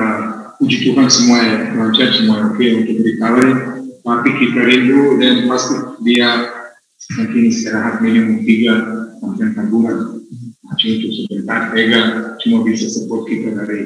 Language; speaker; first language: Indonesian; non-native, fluent; Serbian